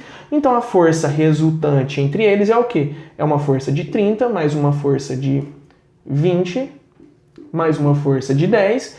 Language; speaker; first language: Portuguese; native; Portuguese